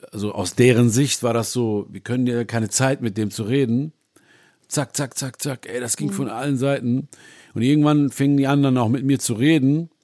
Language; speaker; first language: German; native; German